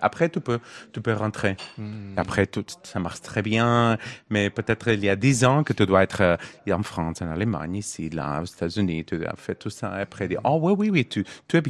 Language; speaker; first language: French; non-native, learner; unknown